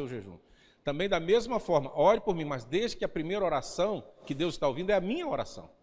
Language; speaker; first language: Portuguese; native; Portuguese